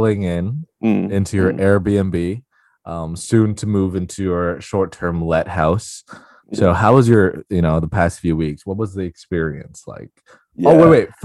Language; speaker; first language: English; non-native, local second language; Cantonese